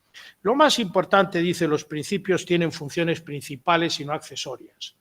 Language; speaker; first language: Spanish; native; Spanish